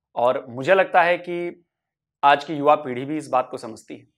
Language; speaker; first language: Hindi; native; Hindi